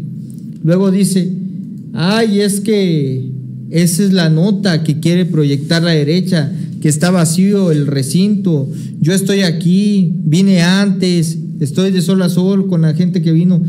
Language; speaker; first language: Spanish; native; Spanish